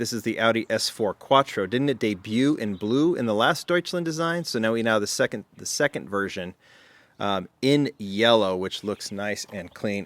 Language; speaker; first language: English; native; English